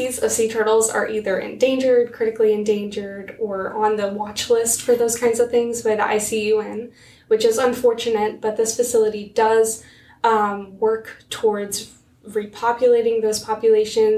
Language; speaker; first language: English; native; English